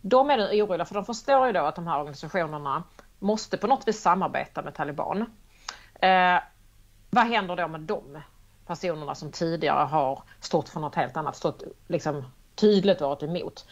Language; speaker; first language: Swedish; native; Swedish